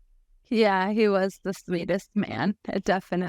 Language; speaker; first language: English; native; English